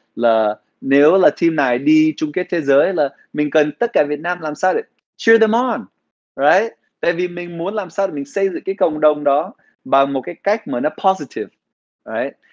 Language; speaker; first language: Vietnamese; early bilingual, heritage; Vietnamese